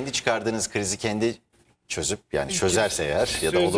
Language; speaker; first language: Turkish; native; Turkish